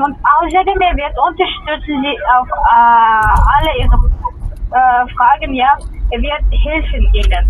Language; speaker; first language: German; non-native, learner; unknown